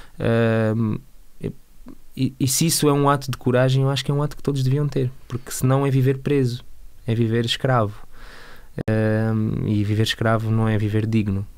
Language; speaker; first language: Portuguese; native; Portuguese